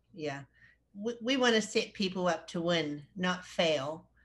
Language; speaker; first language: English; native; English